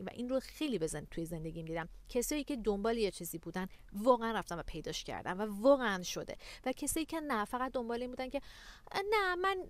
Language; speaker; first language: Persian; native; Persian